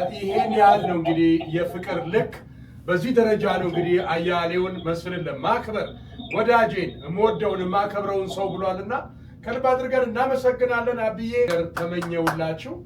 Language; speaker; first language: Amharic; native; Amharic